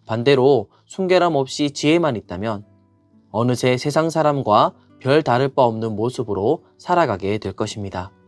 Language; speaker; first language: Korean; native; Korean